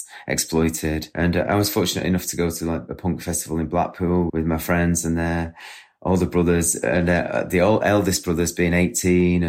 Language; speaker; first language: English; native; English